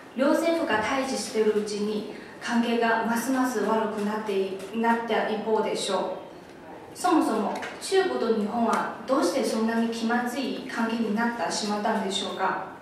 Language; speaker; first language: Japanese; non-native, fluent; Chinese